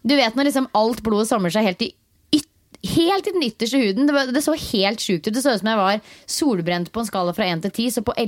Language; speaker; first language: Norwegian; native; Norwegian